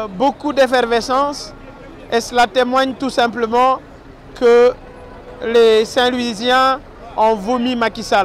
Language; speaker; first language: French; non-native, local second language; Wolof